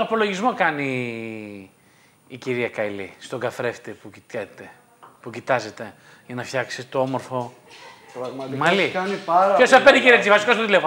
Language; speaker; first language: Greek; native; Greek